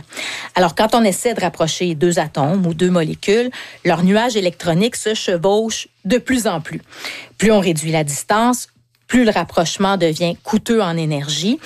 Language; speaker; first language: French; native; French